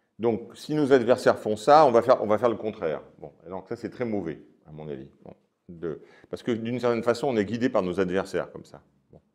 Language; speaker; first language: French; native; French